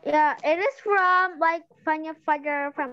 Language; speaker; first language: English; non-native, learner; Indonesian